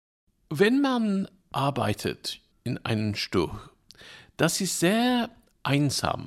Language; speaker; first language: German; non-native, fluent; English